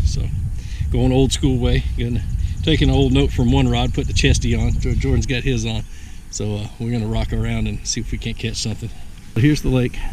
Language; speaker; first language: English; native; English